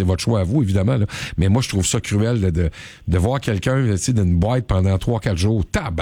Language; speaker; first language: French; native; French